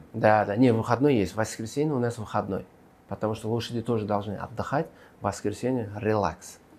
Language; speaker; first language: Russian; non-native, local second language; Uzbek